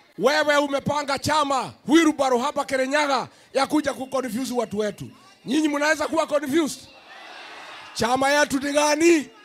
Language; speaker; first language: Swahili; non-native, local second language; Kikuyu